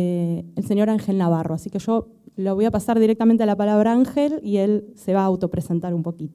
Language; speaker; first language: Spanish; native; Spanish